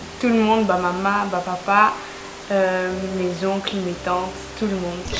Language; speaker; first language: French; native; French